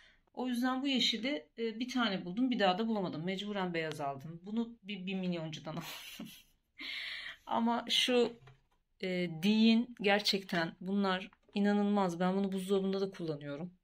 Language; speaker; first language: Turkish; native; Turkish